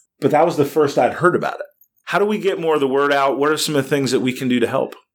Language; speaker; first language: English; native; English